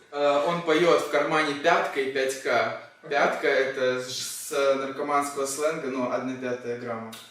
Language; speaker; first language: Russian; native; Russian